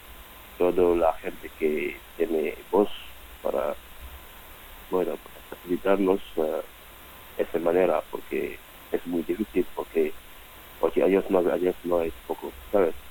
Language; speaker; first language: Spanish; non-native, learner; Wolof